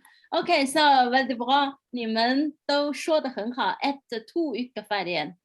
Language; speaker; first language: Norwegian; non-native, fluent; Chinese